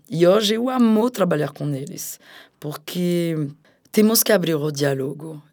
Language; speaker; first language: Portuguese; non-native, fluent; French